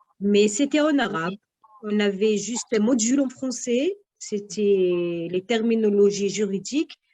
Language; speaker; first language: French; non-native, local second language; Arabic